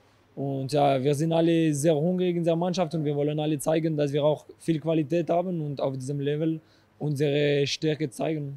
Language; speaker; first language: German; non-native, local second language; French